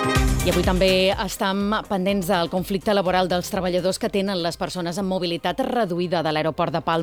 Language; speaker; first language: Catalan; native; Catalan